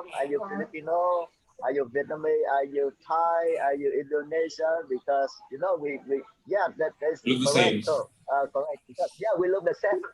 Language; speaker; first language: English; non-native, fluent; Vietnamese